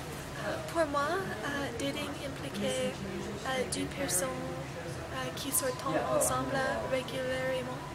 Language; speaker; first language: French; non-native, learner; English